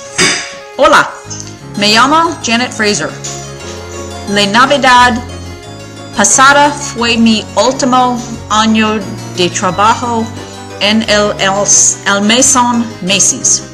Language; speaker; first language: Spanish; non-native, learner; English